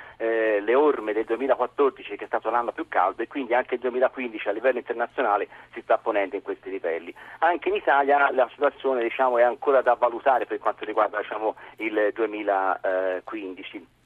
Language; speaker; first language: Italian; native; Italian